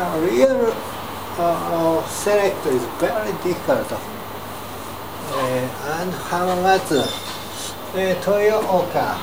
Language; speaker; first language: English; non-native, learner; Japanese